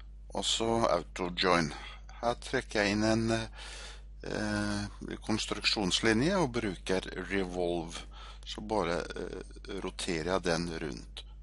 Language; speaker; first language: Norwegian; native; Norwegian